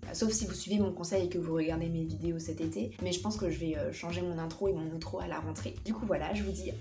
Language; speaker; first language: French; native; French